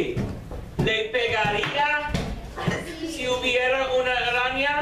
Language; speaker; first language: Spanish; non-native, fluent; English